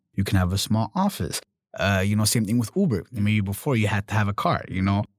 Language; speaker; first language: English; early bilingual, other home language; German